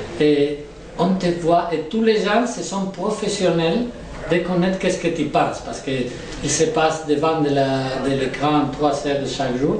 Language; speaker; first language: French; non-native, learner; Spanish